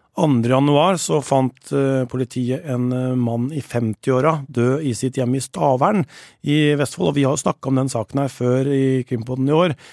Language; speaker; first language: Norwegian; native; Norwegian